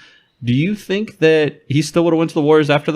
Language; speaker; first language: English; native; English